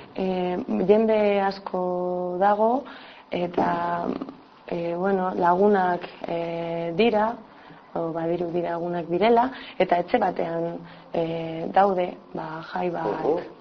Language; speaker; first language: Basque; non-native, local second language; Spanish